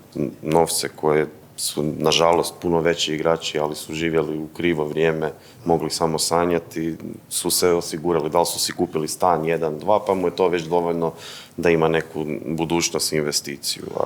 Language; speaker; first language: Bosnian; native; Bosnian